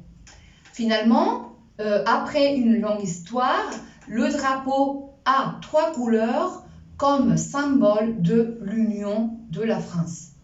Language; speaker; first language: French; non-native, fluent; Spanish